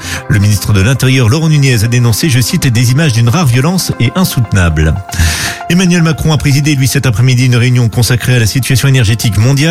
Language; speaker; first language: French; native; French